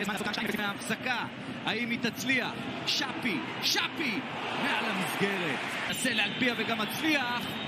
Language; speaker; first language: Hebrew; native; Hebrew